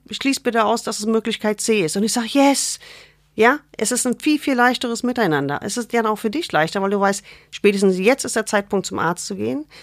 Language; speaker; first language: German; non-native, fluent; English